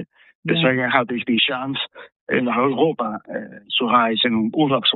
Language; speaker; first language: German; non-native, fluent; Spanish